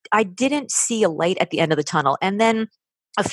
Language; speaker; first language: English; native; English